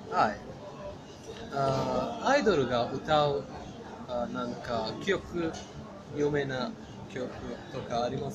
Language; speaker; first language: Japanese; non-native, fluent; Persian